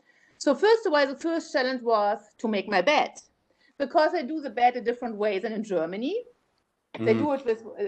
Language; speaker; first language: English; non-native, fluent; German